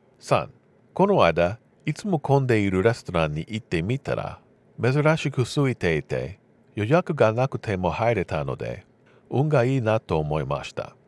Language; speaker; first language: Japanese; non-native, learner; English